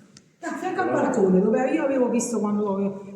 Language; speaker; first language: Italian; native; Italian